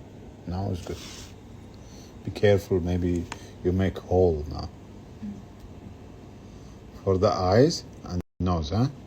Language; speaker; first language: English; non-native, learner; Arabic